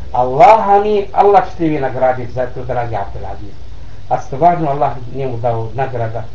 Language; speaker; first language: Bosnian; non-native, learner; Arabic